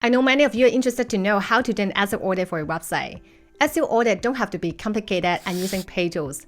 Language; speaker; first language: English; non-native, fluent; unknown